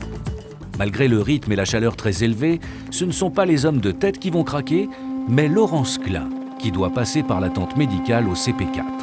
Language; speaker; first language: French; native; French